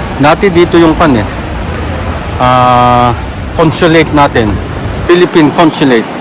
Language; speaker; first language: Filipino; non-native, local second language; Iloko